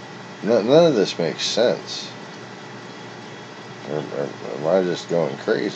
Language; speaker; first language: English; native; English